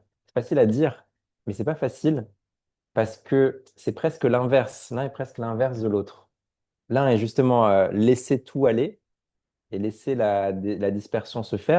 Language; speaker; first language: French; native; French